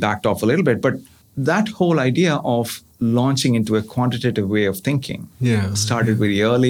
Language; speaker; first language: English; non-native, local second language; Tamil